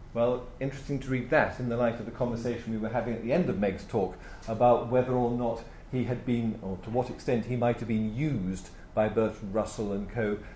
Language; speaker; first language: English; native; English